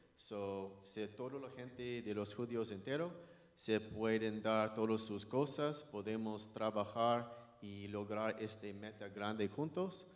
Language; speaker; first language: Spanish; non-native, learner; English